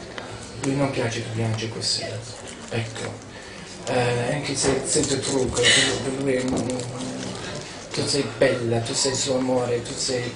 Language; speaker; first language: Italian; non-native, learner; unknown